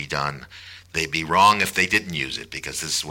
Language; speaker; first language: English; native; English